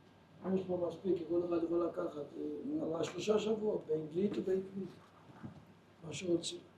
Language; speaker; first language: Hebrew; non-native, fluent; Yiddish